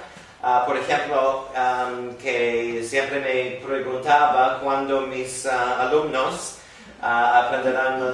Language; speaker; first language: Spanish; non-native, fluent; English